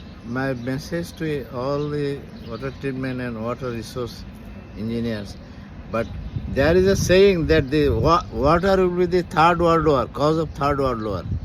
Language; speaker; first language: English; non-native, local second language; Bangla